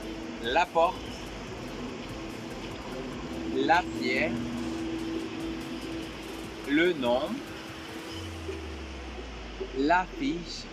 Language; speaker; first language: French; non-native, fluent; Spanish